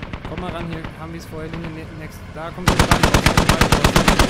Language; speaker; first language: German; native; German